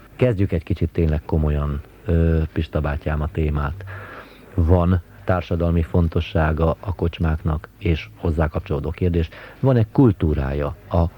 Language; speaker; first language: Hungarian; native; Hungarian